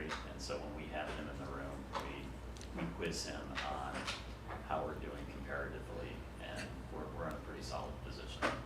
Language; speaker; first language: English; native; English